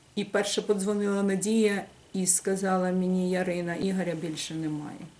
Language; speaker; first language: Ukrainian; native; Ukrainian